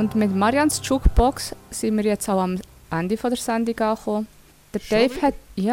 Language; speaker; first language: German; native; German